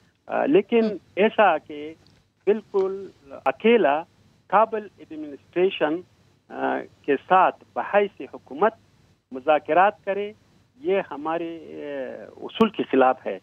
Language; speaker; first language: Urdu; non-native, fluent; Pashto